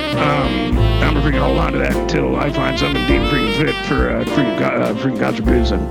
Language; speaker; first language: English; native; English